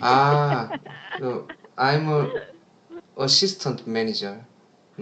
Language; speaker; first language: English; non-native, learner; Korean